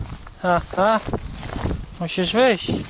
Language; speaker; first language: Polish; early bilingual, heritage; Polish